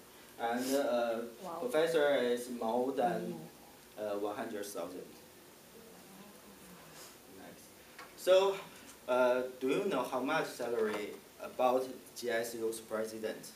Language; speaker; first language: English; non-native, learner; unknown